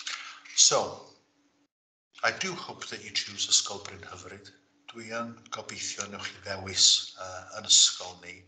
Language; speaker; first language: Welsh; native; Welsh